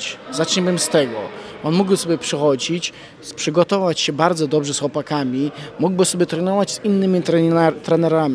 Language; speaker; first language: Polish; non-native, fluent; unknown